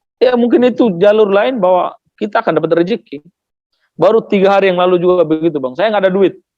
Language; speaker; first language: Indonesian; non-native, local second language; Tetum